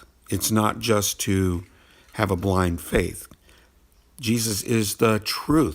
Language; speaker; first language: English; native; English